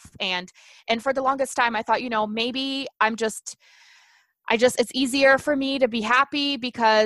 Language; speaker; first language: English; non-native, fluent; Portuguese